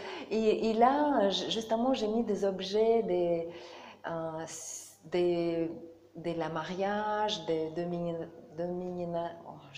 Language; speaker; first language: French; non-native, learner; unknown